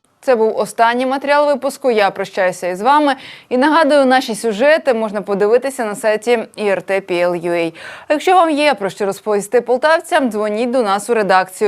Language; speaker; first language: Ukrainian; native; Ukrainian